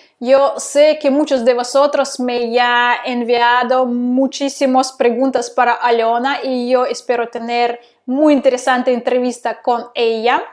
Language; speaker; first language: Spanish; non-native, fluent; Russian